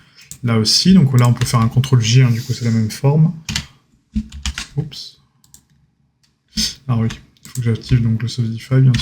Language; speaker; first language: French; native; French